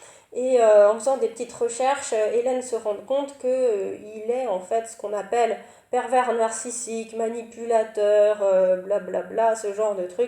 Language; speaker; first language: French; native; French